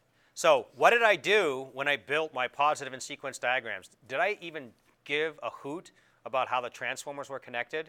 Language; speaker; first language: English; native; English